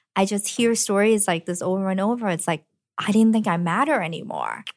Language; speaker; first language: English; early bilingual, other home language; Cantonese